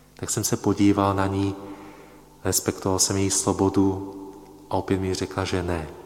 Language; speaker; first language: Czech; non-native, fluent; Polish